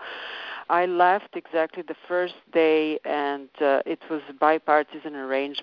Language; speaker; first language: English; non-native, fluent; Serbian